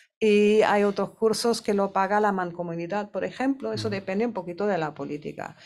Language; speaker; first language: Spanish; non-native, fluent; German